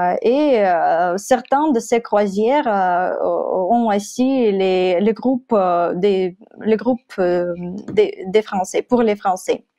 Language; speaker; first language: French; non-native, fluent; Russian